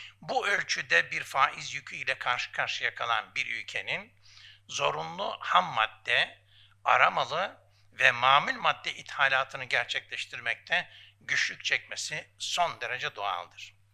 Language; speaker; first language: Turkish; native; Turkish